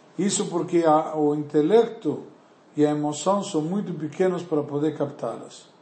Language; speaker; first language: Portuguese; non-native, fluent; Spanish